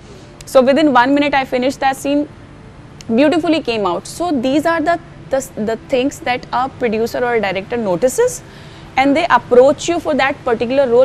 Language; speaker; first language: English; non-native, local second language; Hindi